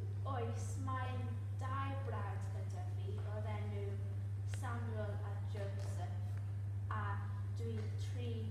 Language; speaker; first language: Welsh; non-native, learner; English